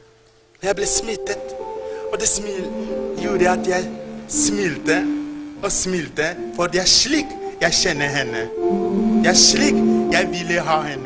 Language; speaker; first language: Norwegian; non-native, fluent; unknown